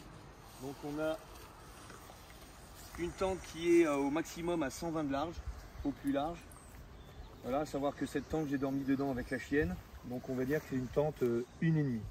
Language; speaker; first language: French; native; French